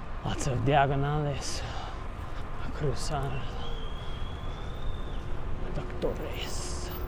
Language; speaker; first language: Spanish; non-native, learner; English